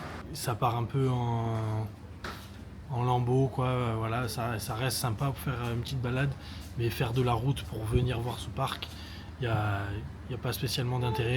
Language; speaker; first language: French; native; French